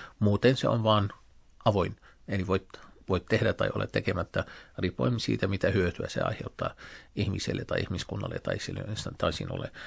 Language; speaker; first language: Finnish; non-native, fluent; Arabic